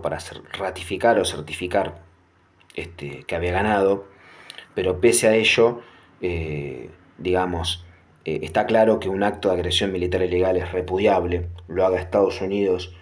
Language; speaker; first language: Spanish; native; Spanish